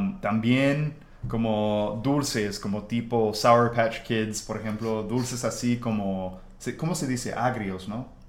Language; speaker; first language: Spanish; non-native, fluent; English